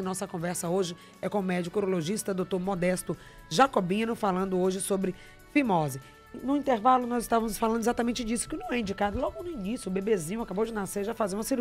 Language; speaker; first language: Portuguese; native; Portuguese